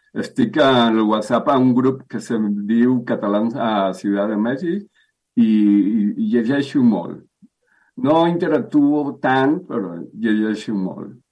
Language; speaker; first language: Catalan; early bilingual, heritage; Spanish